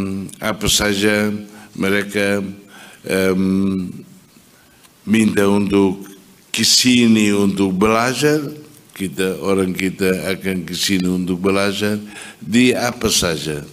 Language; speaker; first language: Indonesian; non-native, fluent; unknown